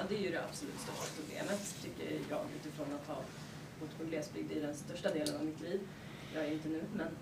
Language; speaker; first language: Swedish; native; Swedish